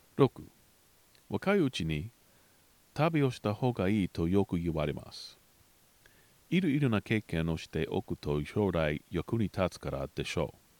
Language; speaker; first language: Japanese; non-native, learner; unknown